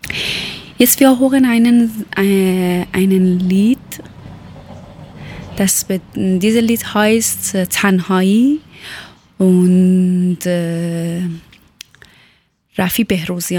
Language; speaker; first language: German; non-native, learner; Persian